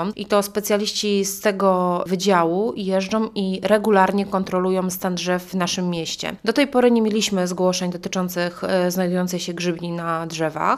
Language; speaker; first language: Polish; native; Polish